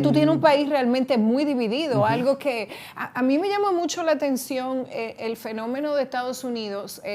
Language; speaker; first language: Spanish; native; Spanish